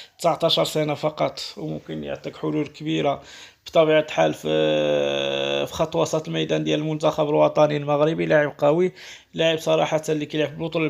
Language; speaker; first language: Arabic; native; Arabic